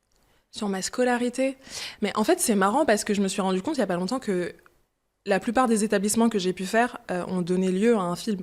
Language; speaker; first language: French; early bilingual, other home language; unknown